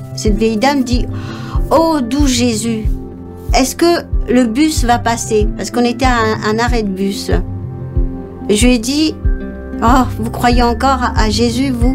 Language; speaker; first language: French; non-native, local second language; Morisyen